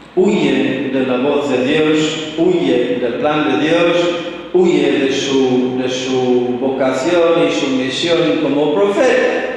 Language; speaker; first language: Spanish; non-native, fluent; English